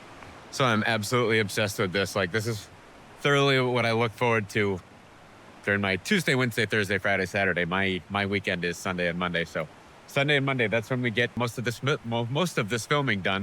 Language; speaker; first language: English; native; English